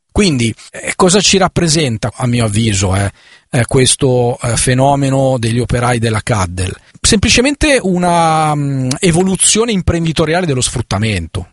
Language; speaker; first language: Italian; native; Italian